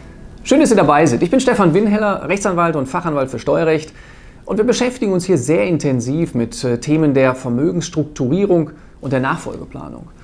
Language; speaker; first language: German; native; German